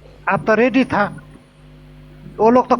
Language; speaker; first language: Hindi; non-native, learner; Nepali